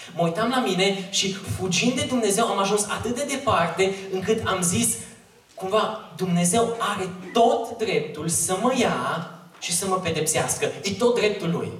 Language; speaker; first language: Romanian; native; Romanian